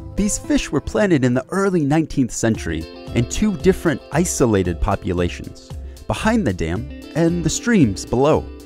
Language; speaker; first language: English; native; English